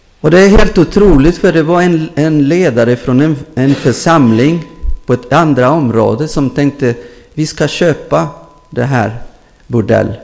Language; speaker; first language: Swedish; non-native, fluent; Spanish